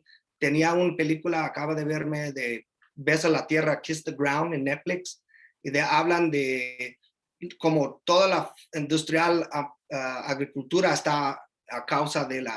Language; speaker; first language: Spanish; early bilingual, heritage; English